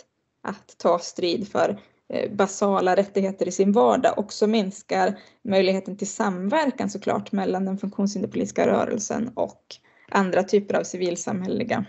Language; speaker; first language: Swedish; native; Swedish